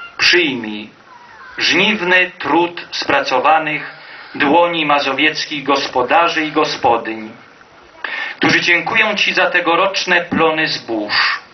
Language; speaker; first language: Polish; native; Polish